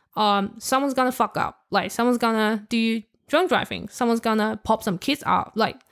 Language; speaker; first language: English; non-native, local second language; Cantonese